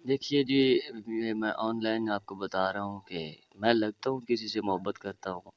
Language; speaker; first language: Urdu; non-native, local second language; Punjabi